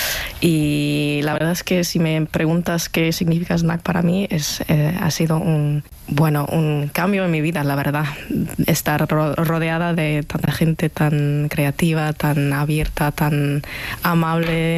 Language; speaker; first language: Spanish; non-native, fluent; German